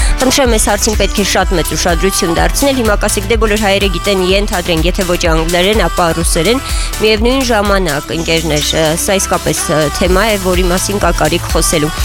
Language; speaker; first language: Armenian; native; Armenian